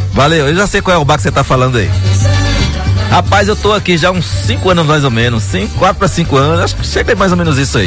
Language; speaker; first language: Portuguese; native; Portuguese